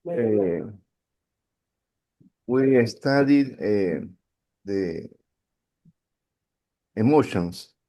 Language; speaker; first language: English; non-native, learner; Spanish